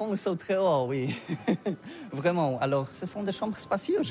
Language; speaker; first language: French; non-native, learner; Polish